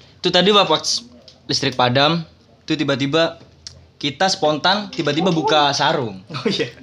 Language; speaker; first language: Indonesian; non-native, local second language; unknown